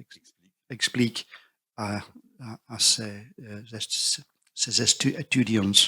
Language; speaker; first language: French; non-native, learner; English